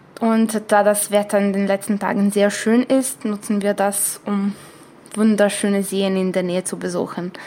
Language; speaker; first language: German; non-native, fluent; Serbian